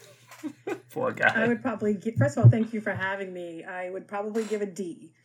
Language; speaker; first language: English; native; English